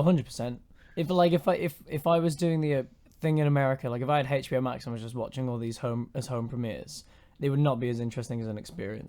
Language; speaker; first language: English; native; English